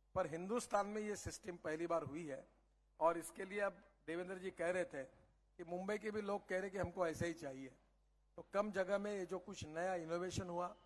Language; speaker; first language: Hindi; non-native, local second language; Marathi